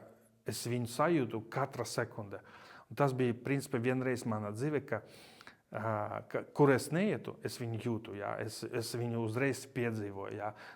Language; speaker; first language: Latvian; non-native, local second language; Russian